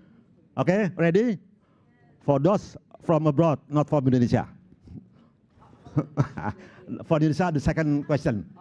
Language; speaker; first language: English; non-native, local second language; Indonesian